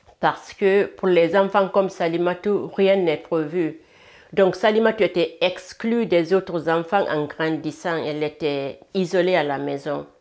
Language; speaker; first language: French; non-native, local second language; Fula